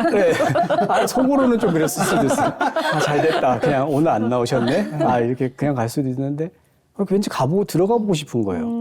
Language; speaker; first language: Korean; native; Korean